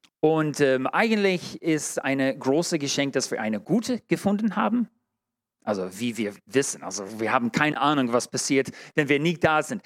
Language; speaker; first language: German; non-native, fluent; English